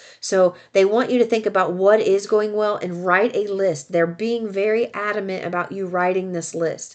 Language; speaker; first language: English; native; English